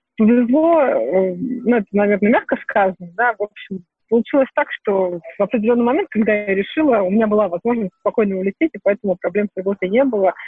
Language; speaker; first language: Russian; native; Russian